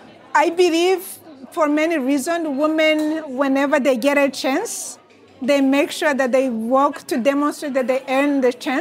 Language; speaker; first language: English; non-native, fluent; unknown